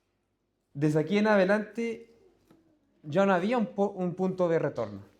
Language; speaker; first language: Spanish; native; Spanish